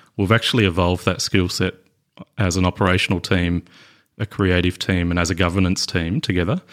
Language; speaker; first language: English; native; English